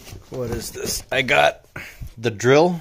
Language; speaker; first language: English; native; English